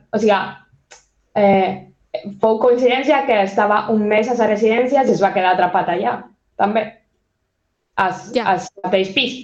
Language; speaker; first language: Catalan; non-native, local second language; Spanish